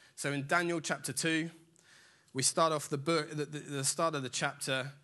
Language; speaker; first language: English; native; English